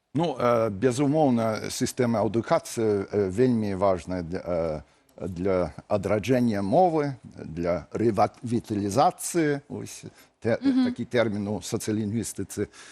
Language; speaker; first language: Belarusian; non-native, fluent; English